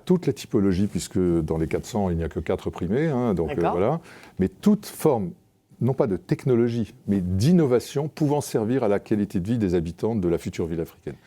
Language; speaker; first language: French; native; French